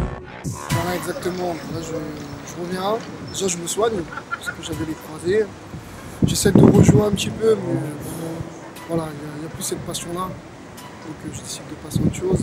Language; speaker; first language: French; early bilingual, other home language; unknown